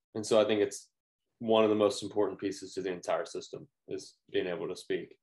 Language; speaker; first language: English; native; English